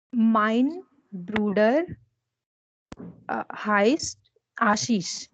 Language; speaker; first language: German; non-native, learner; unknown